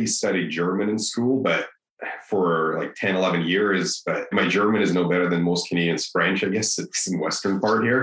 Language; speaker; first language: English; non-native, fluent; Russian